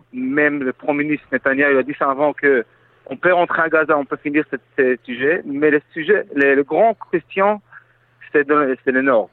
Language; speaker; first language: French; non-native, fluent; Hebrew